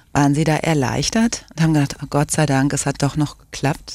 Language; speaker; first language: German; native; German